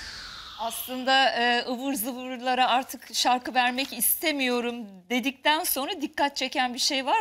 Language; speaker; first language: Turkish; native; Turkish